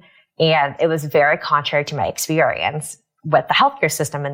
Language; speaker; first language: English; native; English